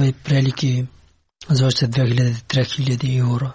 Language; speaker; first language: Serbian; non-native, learner; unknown